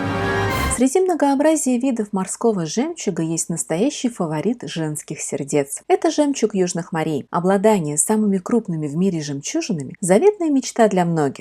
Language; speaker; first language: Russian; native; Russian